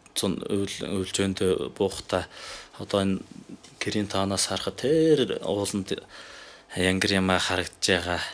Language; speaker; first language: Mongolian; non-native, local second language; Tuvinian